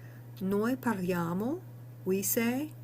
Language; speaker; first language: Italian; non-native, learner; English